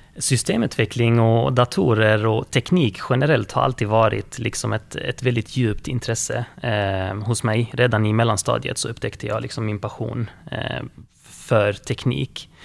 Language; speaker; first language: Swedish; early bilingual, other home language; Arabic